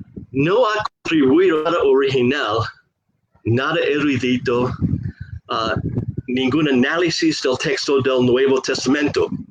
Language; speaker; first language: Spanish; non-native, fluent; English